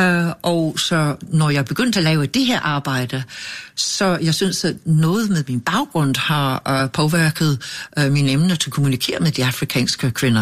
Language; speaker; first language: Danish; non-native, fluent; English